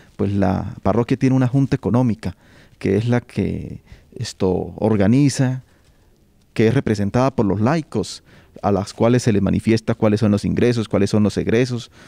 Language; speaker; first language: Spanish; native; Spanish